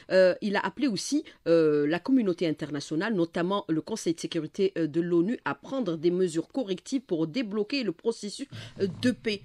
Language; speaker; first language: French; non-native, local second language; Arabic